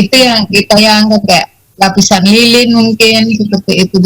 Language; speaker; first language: Indonesian; native; Indonesian